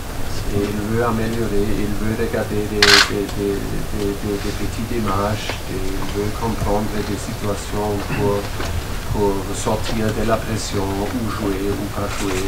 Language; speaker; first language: French; non-native, learner; German